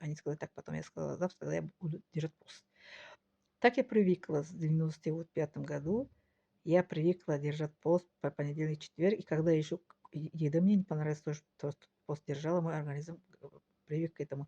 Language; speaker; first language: Russian; non-native, local second language; Tajik